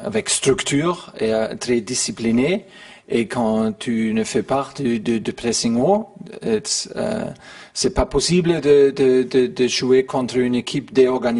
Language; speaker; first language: French; non-native, learner; German